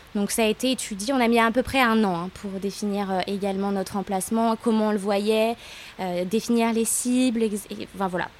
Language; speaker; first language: French; native; French